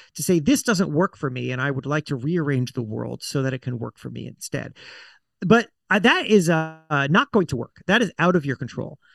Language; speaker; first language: English; native; English